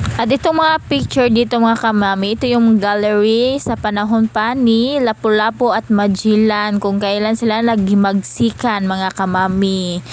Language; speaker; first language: Filipino; non-native, local second language; Cebuano